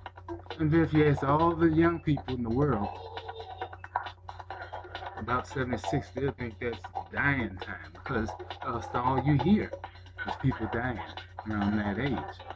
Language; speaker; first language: English; native; English